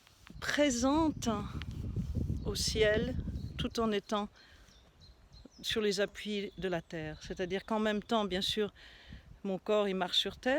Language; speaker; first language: French; native; French